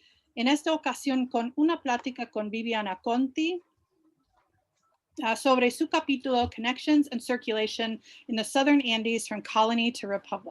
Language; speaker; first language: Spanish; non-native, fluent; English